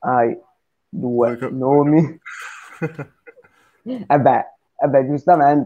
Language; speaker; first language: Italian; native; Italian